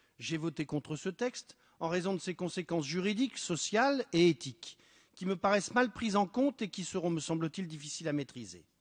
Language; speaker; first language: French; native; French